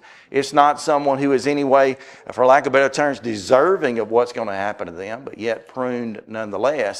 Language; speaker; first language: English; native; English